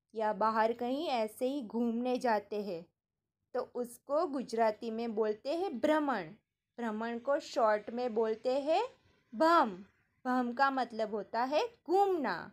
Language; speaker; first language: Hindi; non-native, local second language; Gujarati